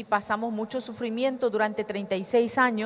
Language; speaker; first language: Spanish; native; Spanish